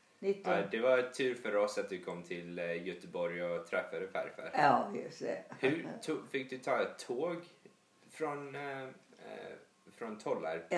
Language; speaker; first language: Swedish; early bilingual, heritage; English